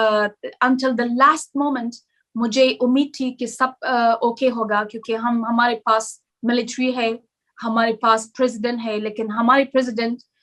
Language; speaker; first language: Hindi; non-native, learner; Persian